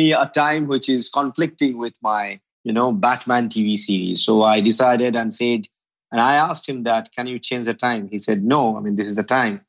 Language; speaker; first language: English; non-native, local second language; Bangla